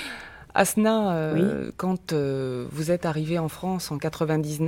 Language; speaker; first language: French; native; French